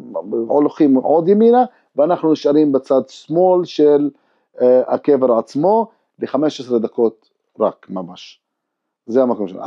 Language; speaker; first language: Hebrew; non-native, local second language; Arabic